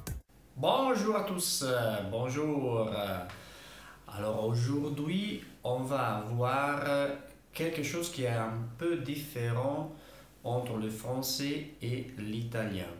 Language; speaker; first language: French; non-native, fluent; Italian